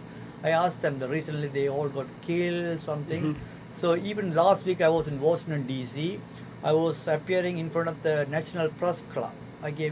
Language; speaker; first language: English; non-native, local second language; Tamil